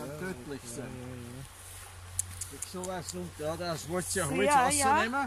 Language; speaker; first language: German; native; German